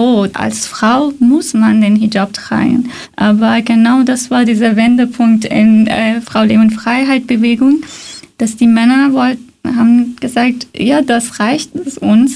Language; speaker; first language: German; non-native, fluent; Persian